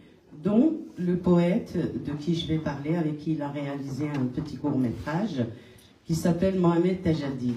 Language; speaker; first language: French; non-native, local second language; Kabyle